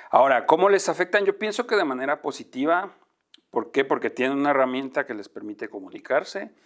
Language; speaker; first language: Spanish; native; Spanish